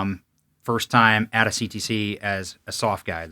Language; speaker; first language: English; native; English